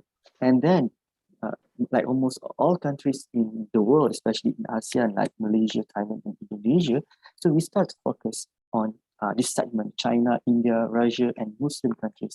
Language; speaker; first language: English; non-native, fluent; Malay